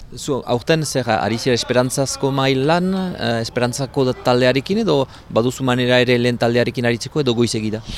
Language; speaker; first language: Basque; native; Basque